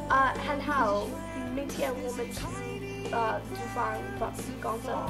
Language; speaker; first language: Chinese; non-native, learner; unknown